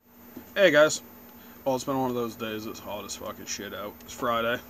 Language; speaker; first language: English; native; English